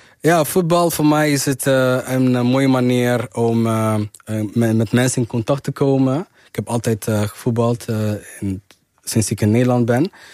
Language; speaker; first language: Dutch; early bilingual, other home language; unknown